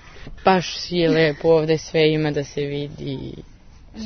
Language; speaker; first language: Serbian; early bilingual, heritage; Serbian